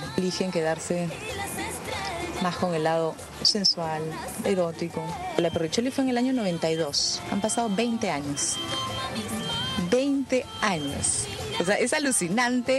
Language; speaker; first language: Spanish; native; Spanish